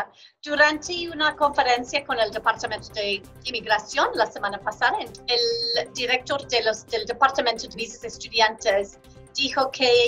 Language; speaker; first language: Spanish; non-native, fluent; English